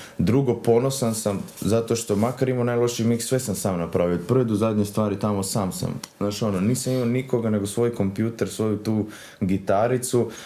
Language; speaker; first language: Croatian; native; Croatian